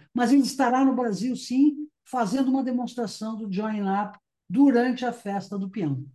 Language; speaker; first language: Portuguese; native; Portuguese